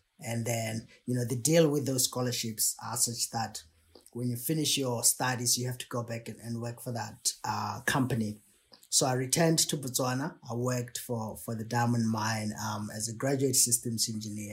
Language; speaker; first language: English; non-native, local second language; Tswana